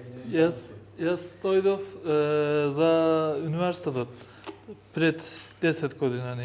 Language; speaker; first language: Macedonian; non-native, learner; Turkish